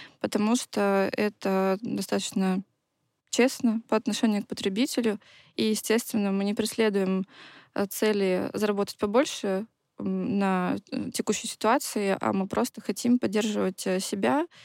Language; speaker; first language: Russian; native; Russian